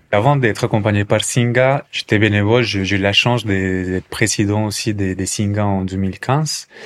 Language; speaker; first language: French; non-native, fluent; Spanish